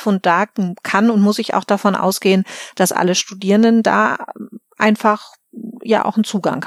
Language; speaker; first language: German; native; German